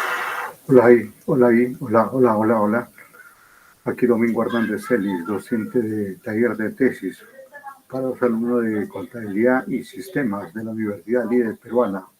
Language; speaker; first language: Spanish; native; Spanish